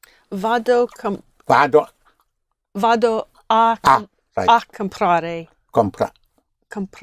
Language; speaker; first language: Italian; non-native, learner; English